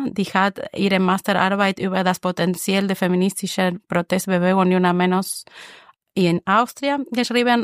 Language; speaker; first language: German; non-native, fluent; Spanish